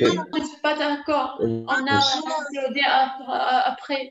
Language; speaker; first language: French; non-native, local second language; Arabic